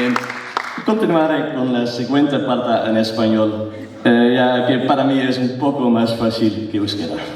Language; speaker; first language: Spanish; non-native, learner; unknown